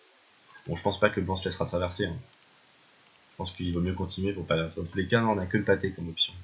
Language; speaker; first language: French; native; French